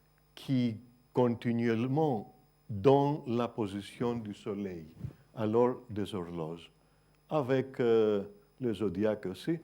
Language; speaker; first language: French; non-native, fluent; Greek